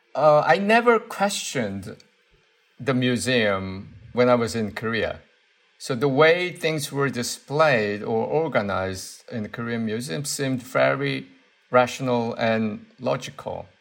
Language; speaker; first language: English; non-native, fluent; Korean